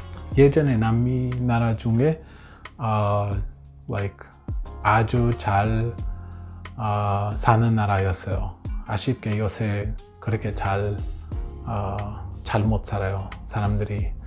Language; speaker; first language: Korean; non-native, learner; English